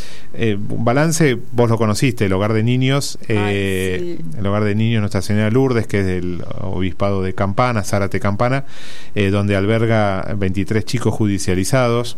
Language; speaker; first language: Spanish; native; Spanish